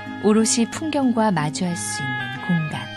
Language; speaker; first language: Korean; native; Korean